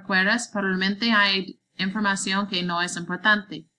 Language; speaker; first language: Spanish; non-native, learner; English